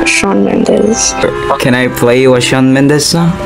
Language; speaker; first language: English; non-native, local second language; Filipino